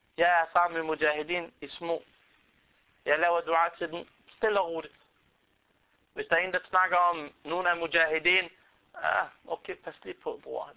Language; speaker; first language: Danish; non-native, fluent; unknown